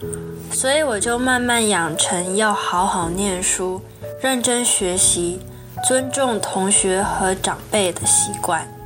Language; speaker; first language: Chinese; early bilingual, heritage; Chinese